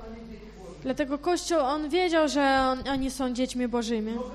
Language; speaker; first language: Polish; non-native, fluent; Ukrainian